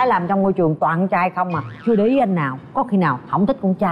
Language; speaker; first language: Vietnamese; native; Vietnamese